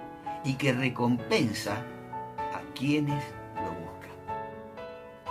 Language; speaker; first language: Spanish; native; Spanish